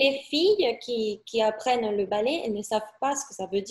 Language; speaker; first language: French; non-native, fluent; Spanish